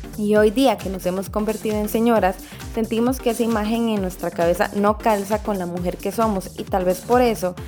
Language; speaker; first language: Spanish; native; Spanish